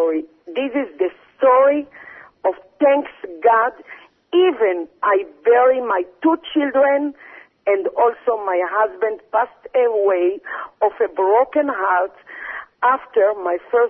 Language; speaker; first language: English; early bilingual, other home language; Arabic